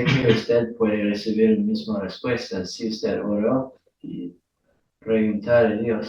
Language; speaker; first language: Spanish; non-native, learner; English